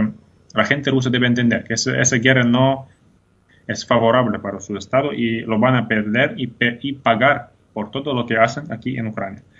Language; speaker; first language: Spanish; non-native, fluent; Ukrainian